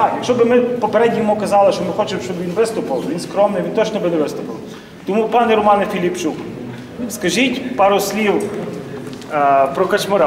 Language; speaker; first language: Ukrainian; native; Ukrainian